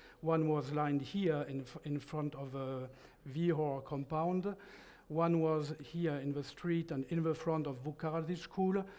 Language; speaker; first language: English; non-native, fluent; French